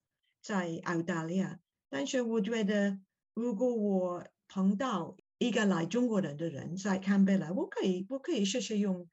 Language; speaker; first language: Chinese; non-native, learner; English